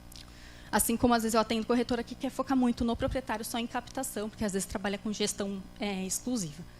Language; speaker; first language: Portuguese; native; Portuguese